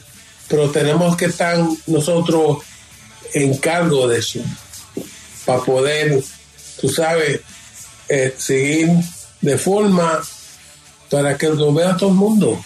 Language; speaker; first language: Spanish; early bilingual, heritage; Spanish